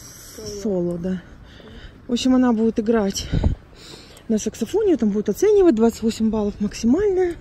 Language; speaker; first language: Russian; native; Russian